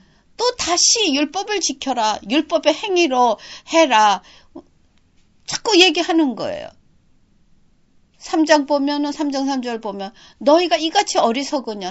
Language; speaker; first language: Korean; native; Korean